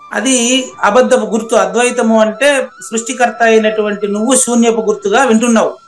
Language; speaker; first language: Telugu; native; Telugu